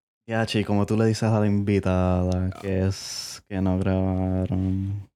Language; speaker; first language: Spanish; native; Spanish